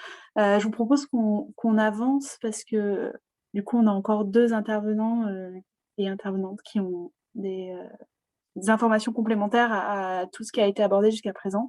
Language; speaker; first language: French; native; French